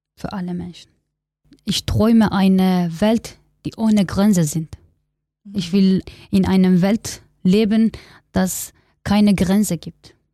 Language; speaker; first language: German; non-native, learner; Kurdish